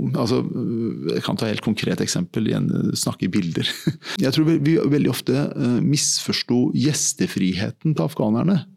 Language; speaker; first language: Norwegian; early bilingual, other home language; Persian